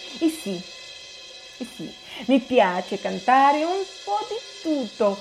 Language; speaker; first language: Italian; non-native, fluent; Portuguese